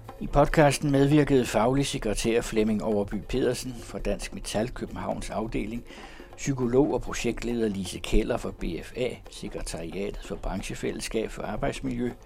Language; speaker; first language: Danish; native; Danish